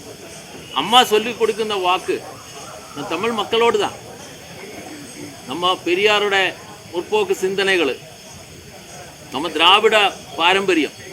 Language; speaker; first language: Tamil; non-native, learner; Malayalam